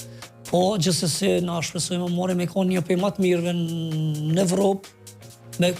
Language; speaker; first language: Albanian; native; Albanian